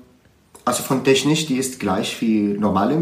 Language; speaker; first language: German; non-native, learner; Arabic